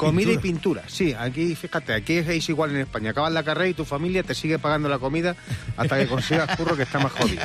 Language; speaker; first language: Spanish; native; Spanish